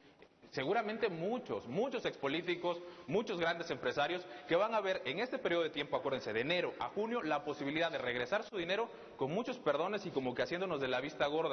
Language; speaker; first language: Spanish; native; Spanish